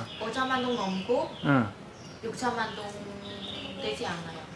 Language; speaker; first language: Korean; non-native, learner; Vietnamese